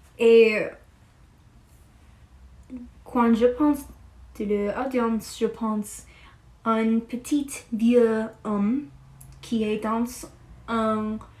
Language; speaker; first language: French; non-native, learner; English